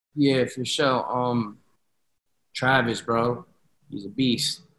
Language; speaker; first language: English; native; English